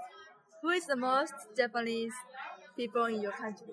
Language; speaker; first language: English; non-native, learner; Japanese